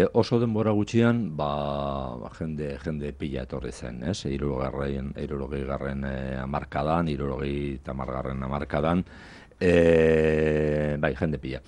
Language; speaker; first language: Basque; non-native, local second language; Spanish